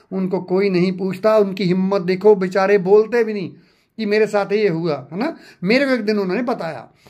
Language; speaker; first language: Hindi; non-native, local second language; Punjabi